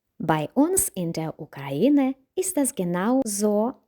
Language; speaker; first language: German; non-native, fluent; Ukrainian